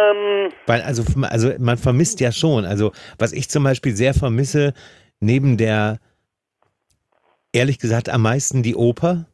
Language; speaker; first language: German; native; German